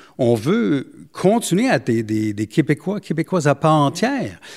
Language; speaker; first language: French; non-native, local second language; English